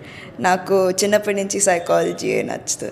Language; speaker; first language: Telugu; early bilingual, heritage; Telugu